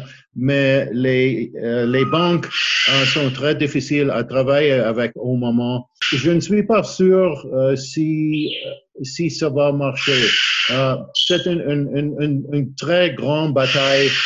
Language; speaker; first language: French; non-native, learner; English